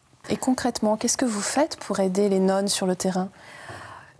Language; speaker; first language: French; native; French